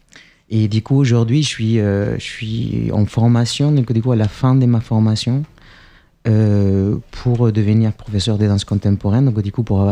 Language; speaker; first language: French; non-native, fluent; Spanish